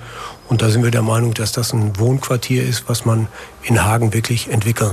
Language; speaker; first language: German; native; German